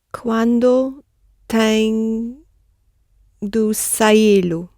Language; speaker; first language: Portuguese; non-native, learner; English